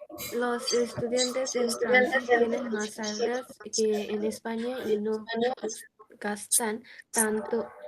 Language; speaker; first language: Spanish; non-native, learner; Bangla